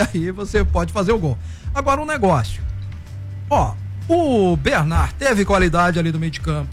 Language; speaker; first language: Portuguese; native; Portuguese